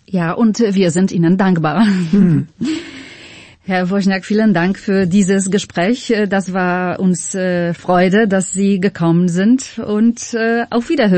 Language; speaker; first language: German; non-native, fluent; Polish